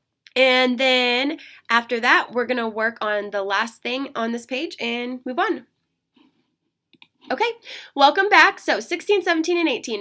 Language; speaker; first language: English; native; English